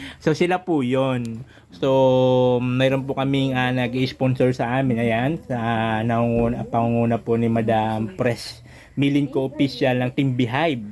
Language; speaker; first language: Filipino; native; Filipino